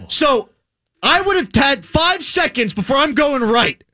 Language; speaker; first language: English; native; English